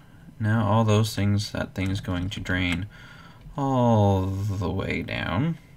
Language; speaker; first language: English; native; English